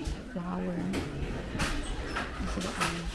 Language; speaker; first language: English; non-native, learner; Filipino